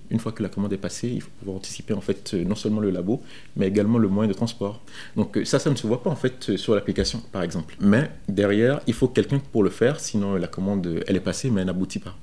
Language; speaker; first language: French; non-native, local second language; Fon